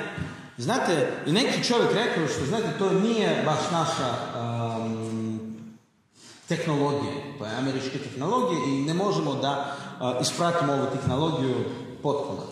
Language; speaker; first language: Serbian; non-native, learner; Russian